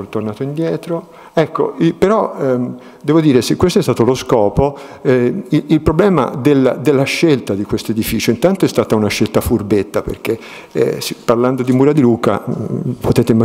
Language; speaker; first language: Italian; native; Italian